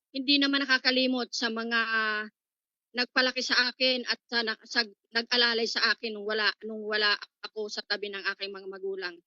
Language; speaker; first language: Filipino; native; Filipino